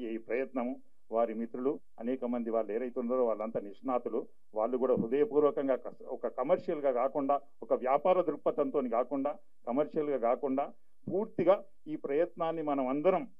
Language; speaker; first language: Telugu; native; Telugu